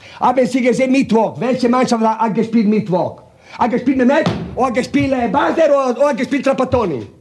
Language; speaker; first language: German; non-native, learner; Italian